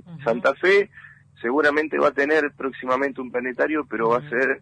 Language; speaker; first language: Spanish; native; Spanish